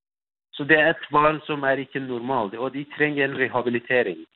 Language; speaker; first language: Norwegian; non-native, fluent; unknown